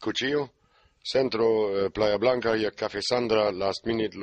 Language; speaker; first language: Spanish; non-native, learner; German